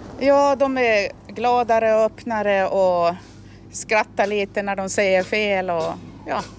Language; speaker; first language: Swedish; native; Swedish